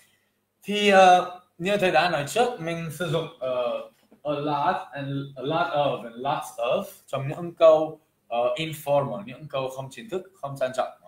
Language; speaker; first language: Vietnamese; non-native, fluent; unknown